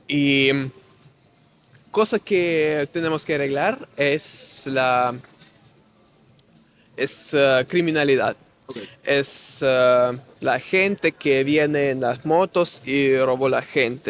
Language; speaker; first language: Spanish; non-native, learner; Russian